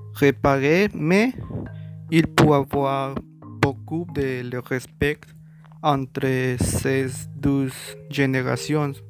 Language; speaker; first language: French; non-native, learner; Spanish